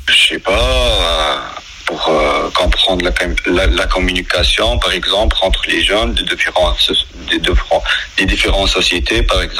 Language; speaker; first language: French; non-native, learner; Arabic